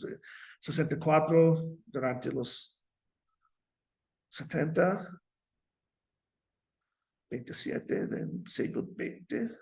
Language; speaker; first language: Spanish; non-native, fluent; English